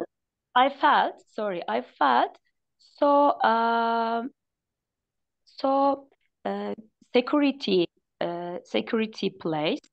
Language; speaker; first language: English; non-native, learner; Turkish